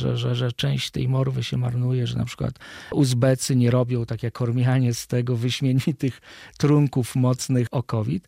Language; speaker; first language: Polish; native; Polish